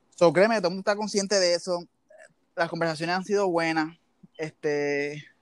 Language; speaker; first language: Spanish; native; Spanish